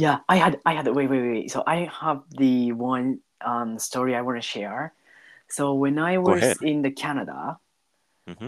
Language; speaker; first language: English; non-native, learner; Japanese